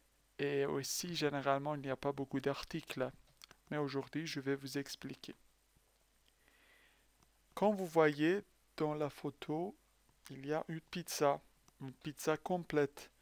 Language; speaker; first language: French; non-native, fluent; Persian